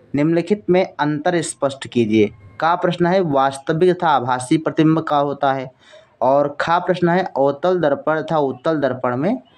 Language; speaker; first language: Hindi; native; Hindi